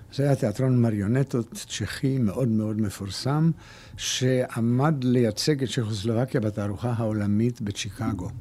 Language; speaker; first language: Hebrew; early bilingual, other home language; German